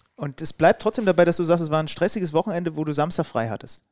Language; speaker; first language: German; non-native, fluent; Danish